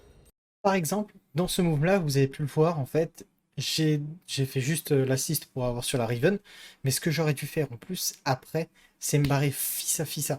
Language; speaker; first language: French; native; French